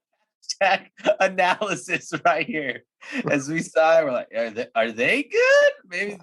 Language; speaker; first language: English; native; English